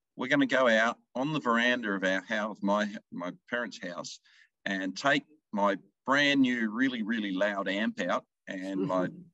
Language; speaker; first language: English; native; English